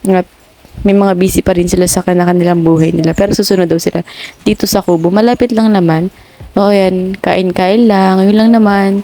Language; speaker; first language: Filipino; non-native, local second language; Bikol